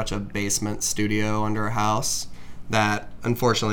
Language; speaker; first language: English; native; English